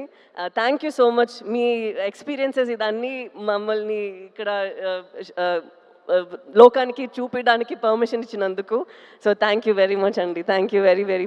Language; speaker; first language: Telugu; non-native, fluent; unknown